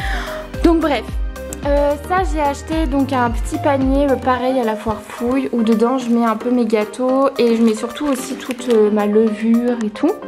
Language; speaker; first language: French; native; French